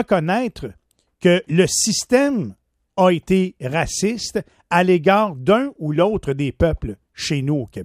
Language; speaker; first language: French; native; French